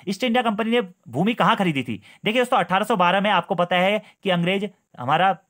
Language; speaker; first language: Hindi; native; Hindi